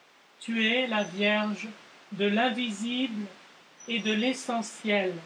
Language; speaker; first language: French; native; French